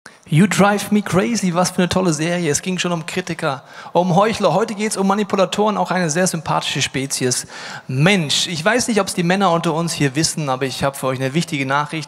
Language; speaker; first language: German; native; German